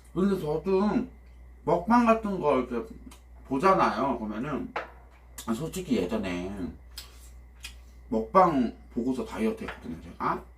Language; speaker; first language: Korean; native; Korean